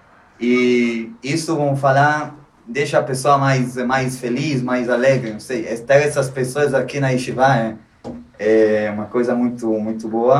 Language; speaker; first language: Portuguese; non-native, fluent; Spanish